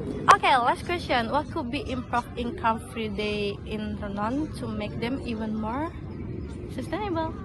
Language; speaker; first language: English; non-native, learner; Indonesian